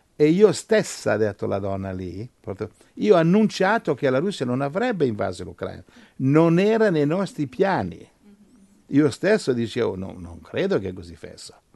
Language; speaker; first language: Italian; native; Italian